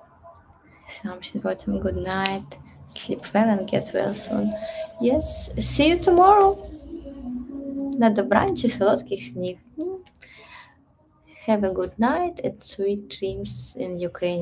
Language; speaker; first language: English; non-native, learner; Russian